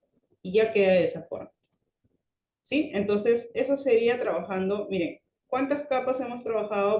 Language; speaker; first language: Spanish; native; Spanish